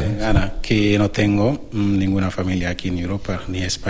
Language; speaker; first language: Spanish; non-native, learner; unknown